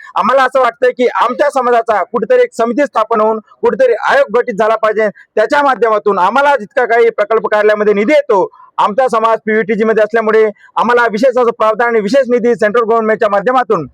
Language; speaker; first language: Marathi; non-native, local second language; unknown